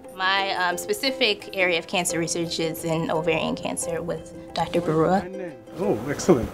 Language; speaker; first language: English; native; English